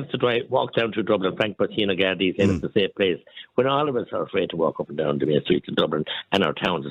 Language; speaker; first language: English; native; English